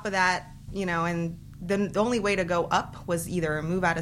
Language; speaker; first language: English; early bilingual, other home language; Spanish